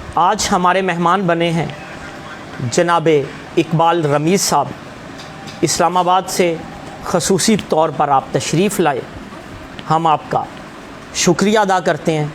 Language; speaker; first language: Urdu; non-native, local second language; Punjabi